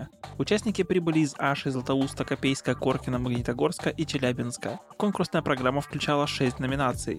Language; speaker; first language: Russian; native; Russian